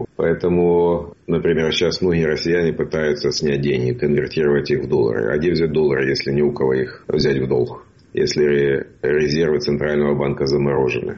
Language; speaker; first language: Russian; native; Russian